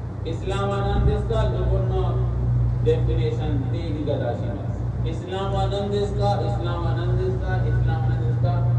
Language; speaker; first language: Japanese; non-native, learner; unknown